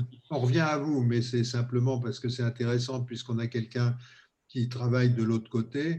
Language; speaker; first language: French; native; French